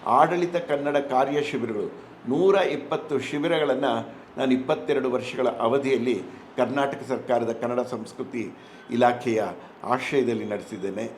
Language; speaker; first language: Kannada; non-native, local second language; Telugu